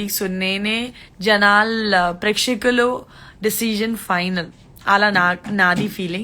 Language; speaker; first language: Telugu; non-native, learner; Gujarati